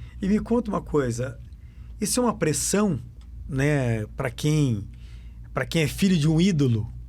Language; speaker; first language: Portuguese; native; Portuguese